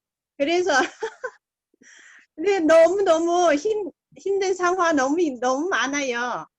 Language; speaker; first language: Korean; non-native, learner; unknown